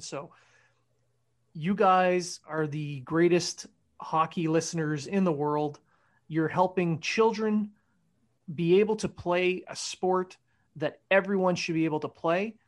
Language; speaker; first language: English; native; English